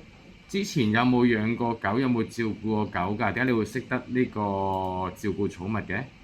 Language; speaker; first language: Cantonese; native; Cantonese